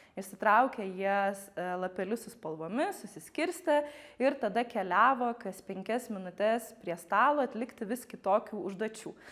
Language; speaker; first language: Lithuanian; native; Lithuanian